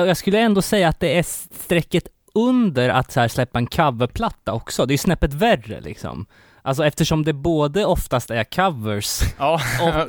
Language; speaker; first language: Swedish; native; Swedish